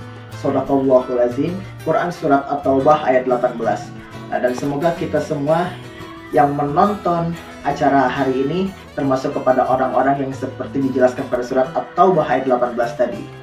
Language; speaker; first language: Indonesian; native; Indonesian